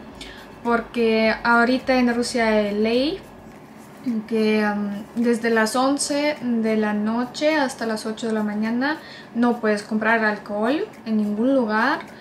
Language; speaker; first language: Spanish; non-native, fluent; Russian